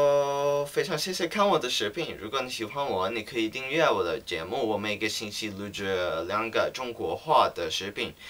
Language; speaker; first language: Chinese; non-native, learner; English